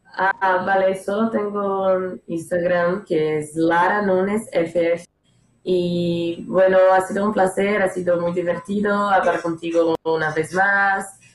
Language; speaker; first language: Spanish; non-native, fluent; Portuguese